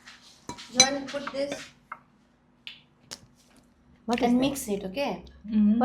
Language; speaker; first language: English; non-native, learner; Nepali